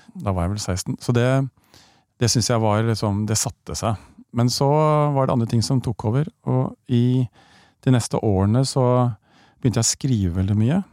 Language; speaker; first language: Norwegian; native; Norwegian